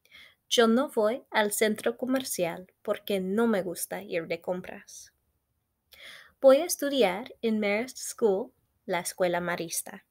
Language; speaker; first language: Spanish; non-native, fluent; English